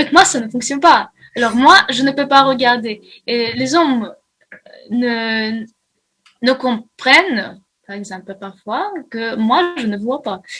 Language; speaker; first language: French; non-native, fluent; Russian